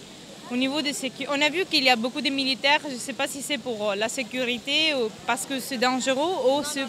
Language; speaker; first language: French; non-native, fluent; Italian